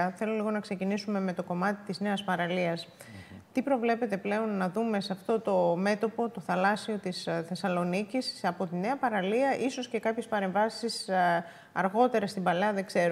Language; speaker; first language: Greek; native; Greek